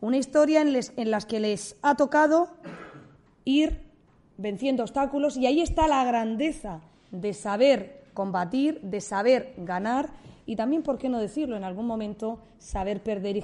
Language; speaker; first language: Spanish; native; Spanish